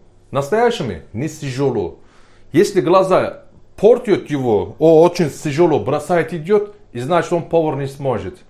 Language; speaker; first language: Russian; non-native, learner; Turkish